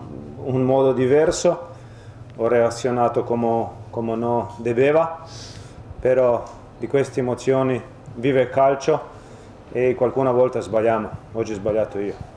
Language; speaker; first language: Italian; non-native, fluent; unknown